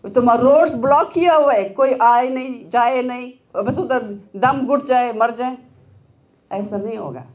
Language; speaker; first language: Urdu; non-native, local second language; Hazaragi